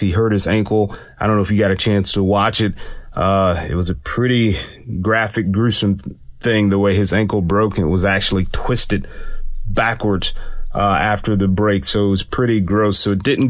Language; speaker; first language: English; native; English